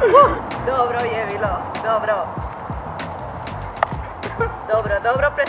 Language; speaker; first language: Slovenian; non-native, learner; Spanish